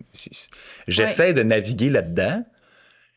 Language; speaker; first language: French; native; French